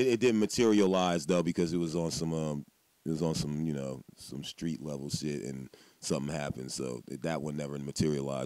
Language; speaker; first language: English; native; English